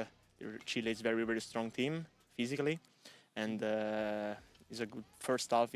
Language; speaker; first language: English; non-native, learner; Italian